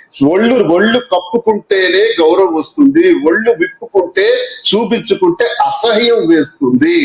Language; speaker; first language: Telugu; native; Telugu